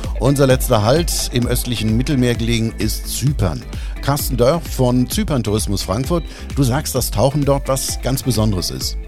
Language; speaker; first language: German; native; German